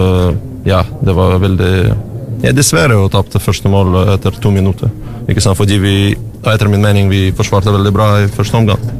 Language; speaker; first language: Norwegian; non-native, learner; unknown